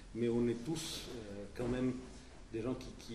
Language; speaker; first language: French; non-native, fluent; Spanish